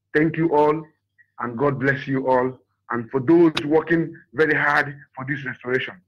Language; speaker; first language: English; non-native, local second language; Igbo